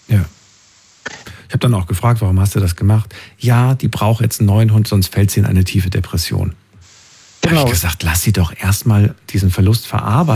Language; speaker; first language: German; native; German